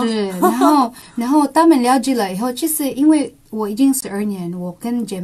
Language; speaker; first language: Chinese; non-native, local second language; Cebuano